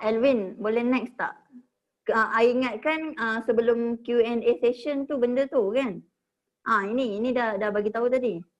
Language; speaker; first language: Malay; native; Malay